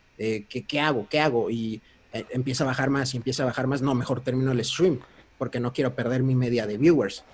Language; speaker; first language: Spanish; early bilingual, heritage; Spanish